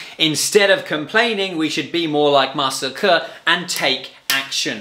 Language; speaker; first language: English; native; English